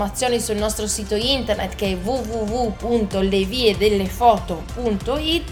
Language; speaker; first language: Italian; native; Italian